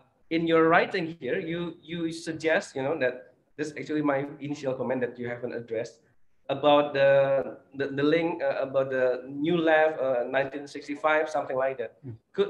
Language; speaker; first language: English; non-native, fluent; Indonesian